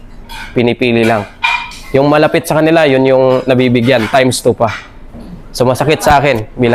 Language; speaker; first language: Filipino; native; Filipino